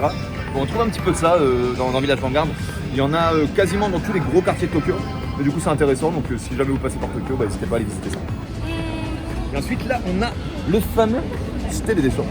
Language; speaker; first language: French; native; French